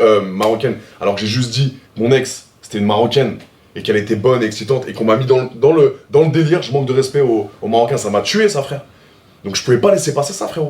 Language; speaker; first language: French; native; French